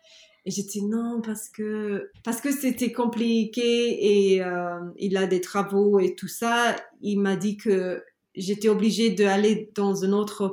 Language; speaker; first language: French; non-native, learner; English